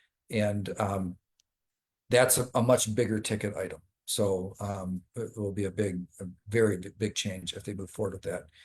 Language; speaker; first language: English; native; English